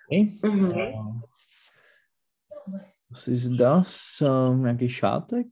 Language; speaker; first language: German; non-native, learner; Czech